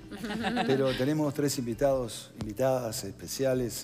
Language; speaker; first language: Spanish; native; Spanish